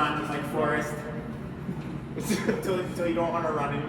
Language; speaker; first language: English; native; English